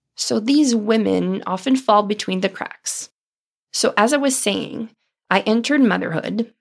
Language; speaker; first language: English; non-native, fluent; French